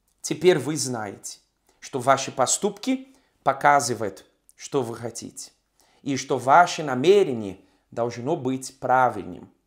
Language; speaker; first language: Russian; non-native, fluent; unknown